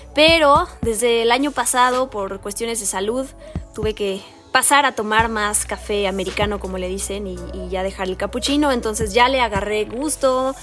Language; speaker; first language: Spanish; native; Spanish